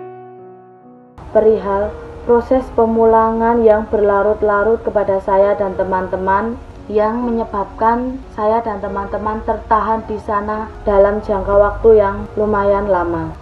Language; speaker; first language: Indonesian; non-native, local second language; Javanese